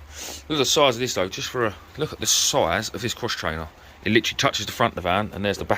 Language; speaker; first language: English; native; English